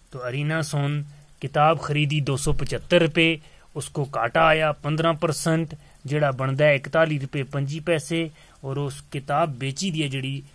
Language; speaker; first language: Urdu; non-native, local second language; Punjabi